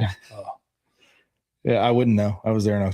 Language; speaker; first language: English; native; English